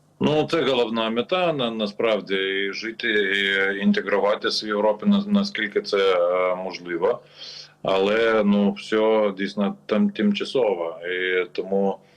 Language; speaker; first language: Ukrainian; non-native, learner; Lithuanian